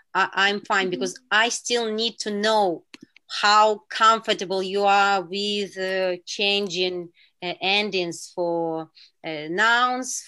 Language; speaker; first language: English; non-native, fluent; Uzbek